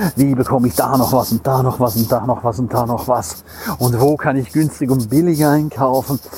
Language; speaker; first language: German; non-native, local second language; Romansh